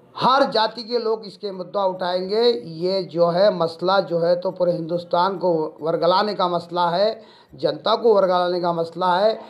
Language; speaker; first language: Hindi; non-native, local second language; Urdu